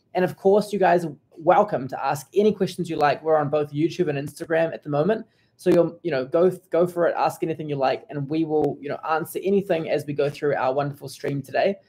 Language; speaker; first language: English; native; English